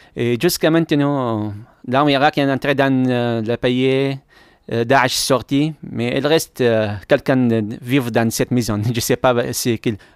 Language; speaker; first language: French; non-native, learner; Arabic